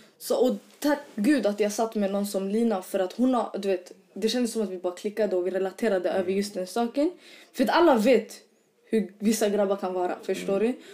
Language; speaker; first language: Swedish; early bilingual, other home language; Arabic